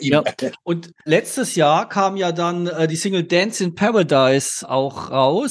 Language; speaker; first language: German; native; German